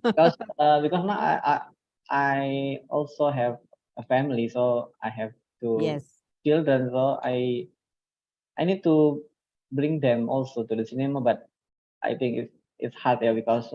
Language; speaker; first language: English; non-native, learner; Indonesian